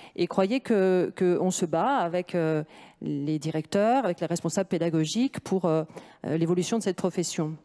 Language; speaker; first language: French; native; French